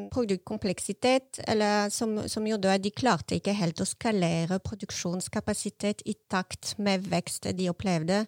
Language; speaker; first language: Norwegian; non-native, fluent; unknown